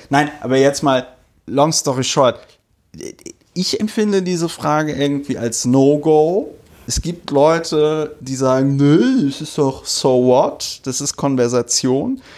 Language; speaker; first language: German; native; German